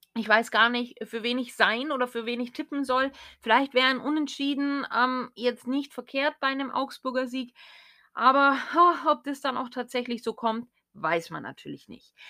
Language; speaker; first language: German; native; German